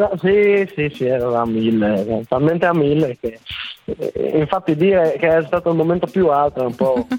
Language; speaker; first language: Italian; native; Italian